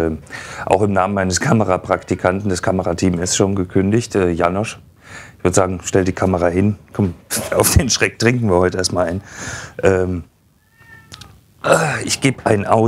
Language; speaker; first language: German; native; German